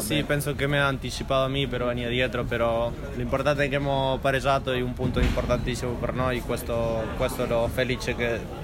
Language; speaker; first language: Italian; non-native, learner; Spanish